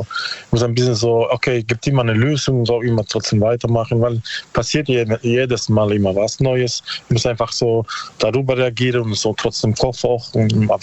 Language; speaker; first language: German; non-native, learner; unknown